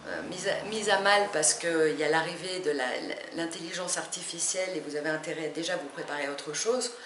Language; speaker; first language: French; non-native, fluent; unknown